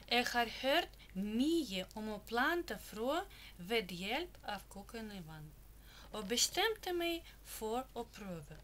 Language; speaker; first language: Norwegian; non-native, learner; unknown